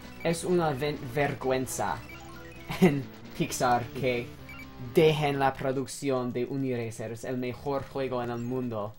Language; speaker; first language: Spanish; non-native, learner; English